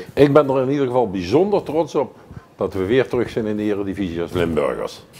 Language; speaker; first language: Dutch; native; Dutch